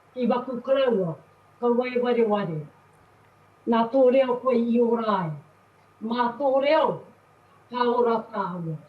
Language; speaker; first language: Māori; native; Māori